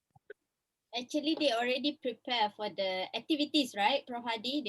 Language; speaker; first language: English; non-native, local second language; Malay